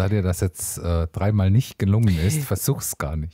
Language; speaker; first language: German; native; German